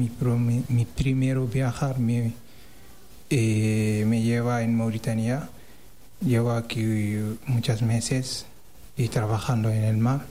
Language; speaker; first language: Spanish; non-native, learner; Wolof